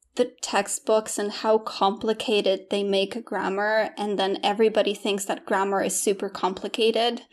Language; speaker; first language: English; non-native, fluent; Polish